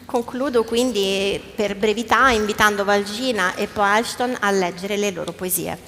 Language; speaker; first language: Italian; native; Italian